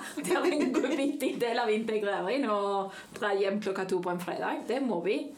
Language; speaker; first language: Norwegian; non-native, fluent; Spanish